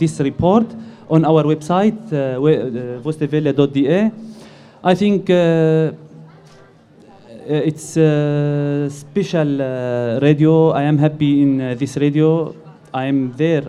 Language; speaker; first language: English; non-native, learner; Arabic